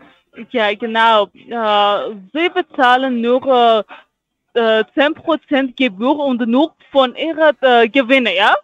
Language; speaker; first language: German; non-native, learner; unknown